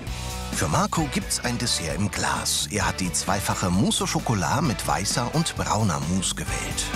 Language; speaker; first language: German; native; German